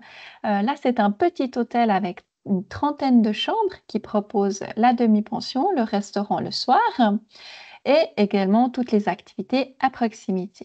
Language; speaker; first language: French; native; French